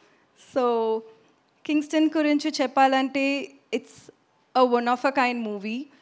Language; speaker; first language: Telugu; non-native, learner; Tamil